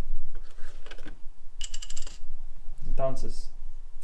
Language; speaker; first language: Spanish; non-native, learner; German